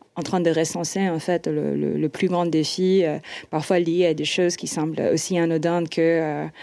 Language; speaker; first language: French; non-native, fluent; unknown